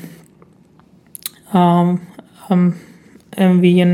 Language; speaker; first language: English; non-native, local second language; Urdu